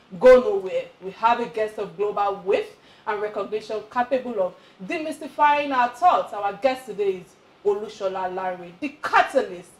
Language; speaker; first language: English; non-native, local second language; Yoruba